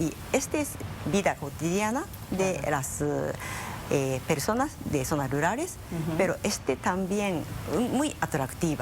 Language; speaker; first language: Spanish; non-native, fluent; Japanese